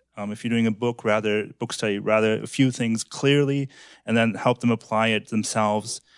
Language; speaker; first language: English; early bilingual, other home language; German